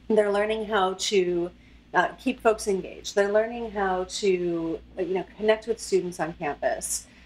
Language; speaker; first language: English; native; English